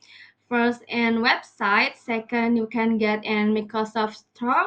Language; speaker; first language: English; non-native, learner; Indonesian